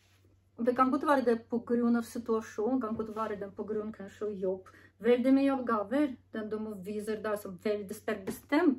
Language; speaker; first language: Norwegian; non-native, learner; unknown